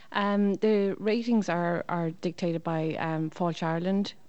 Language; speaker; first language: English; native; English